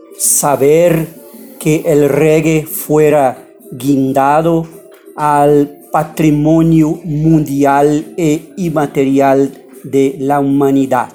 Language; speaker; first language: Spanish; non-native, fluent; Portuguese